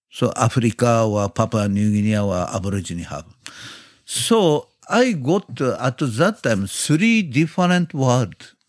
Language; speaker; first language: English; non-native, learner; Japanese